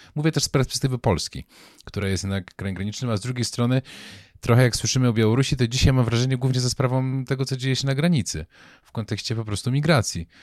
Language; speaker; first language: Polish; native; Polish